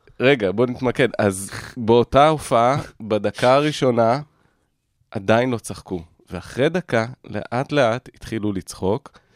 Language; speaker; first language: Hebrew; native; Hebrew